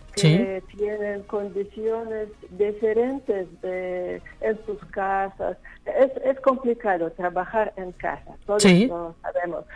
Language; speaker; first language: Spanish; non-native, fluent; Russian